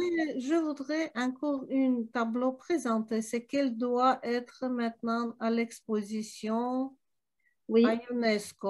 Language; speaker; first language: French; non-native, learner; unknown